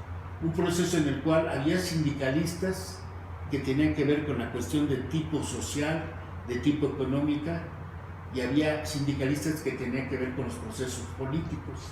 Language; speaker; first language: Spanish; native; Spanish